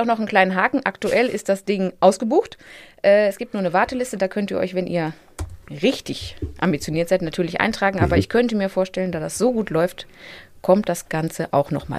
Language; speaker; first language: German; native; German